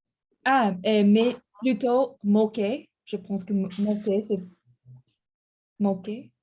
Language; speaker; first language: French; non-native, learner; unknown